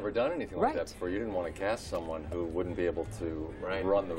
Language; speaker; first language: English; native; English